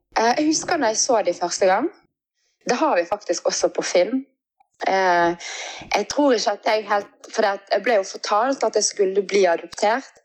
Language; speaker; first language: Norwegian; early bilingual, other home language; Portuguese